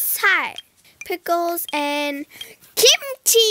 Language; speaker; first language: English; non-native, fluent; Indonesian